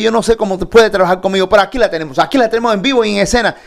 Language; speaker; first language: Spanish; early bilingual, heritage; Spanish